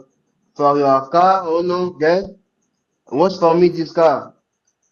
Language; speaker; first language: English; non-native, learner; French